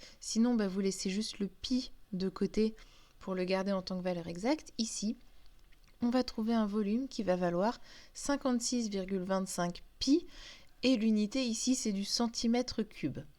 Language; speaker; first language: French; native; French